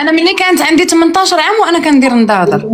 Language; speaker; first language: Arabic; native; Arabic